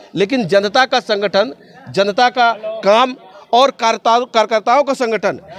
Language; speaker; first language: Hindi; native; Hindi